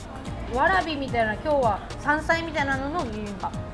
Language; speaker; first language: Japanese; native; Japanese